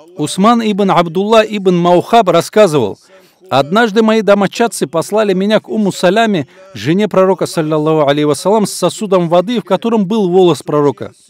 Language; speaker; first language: Russian; non-native, local second language; Avaric